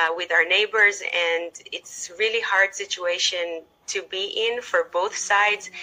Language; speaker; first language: English; non-native, fluent; Hebrew